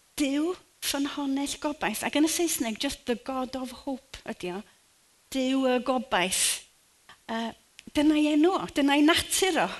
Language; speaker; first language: Welsh; native; Welsh